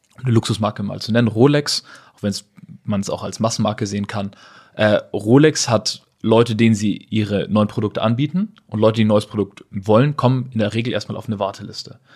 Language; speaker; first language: German; native; German